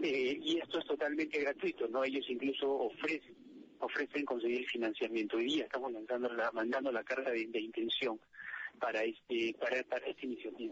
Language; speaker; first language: Spanish; native; Spanish